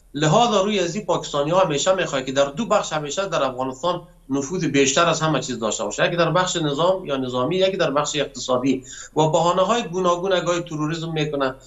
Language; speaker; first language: Persian; non-native, local second language; Pashto